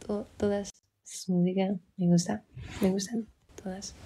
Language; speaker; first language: Spanish; early bilingual, heritage; French